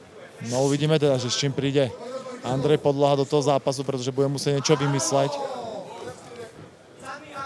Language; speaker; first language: Slovak; native; Slovak